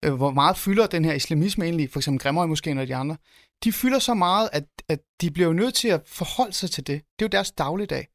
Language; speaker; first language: Danish; early bilingual, other home language; Arabic